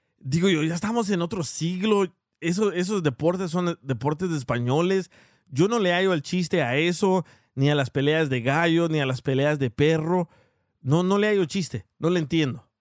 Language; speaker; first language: Spanish; early bilingual, heritage; Spanish